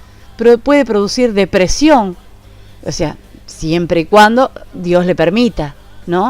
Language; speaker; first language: Spanish; native; Spanish